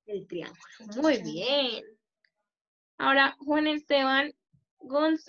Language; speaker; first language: Spanish; native; Spanish